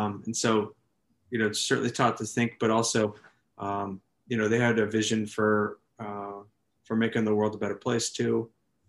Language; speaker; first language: English; native; English